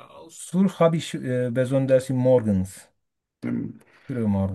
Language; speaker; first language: German; non-native, learner; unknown